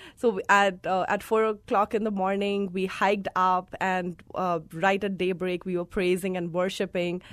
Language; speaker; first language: English; non-native, local second language; Hindi